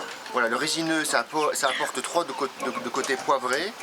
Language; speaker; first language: French; native; French